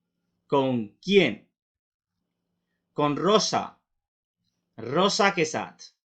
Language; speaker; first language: Spanish; non-native, fluent; Urdu